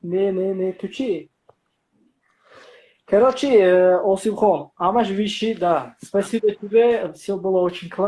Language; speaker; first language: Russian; non-native, local second language; Tajik